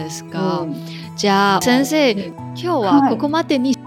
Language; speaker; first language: Japanese; non-native, learner; Chinese